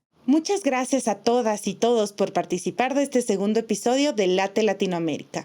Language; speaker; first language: Spanish; native; Spanish